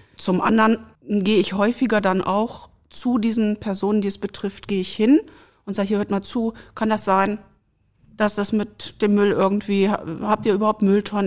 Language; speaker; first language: German; native; German